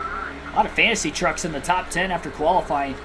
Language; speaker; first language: English; native; English